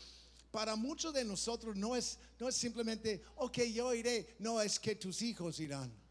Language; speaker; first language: Spanish; non-native, fluent; English